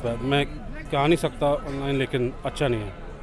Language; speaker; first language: Hindi; early bilingual, heritage; Urdu